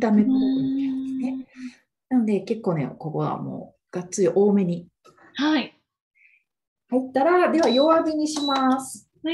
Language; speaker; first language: Japanese; native; Japanese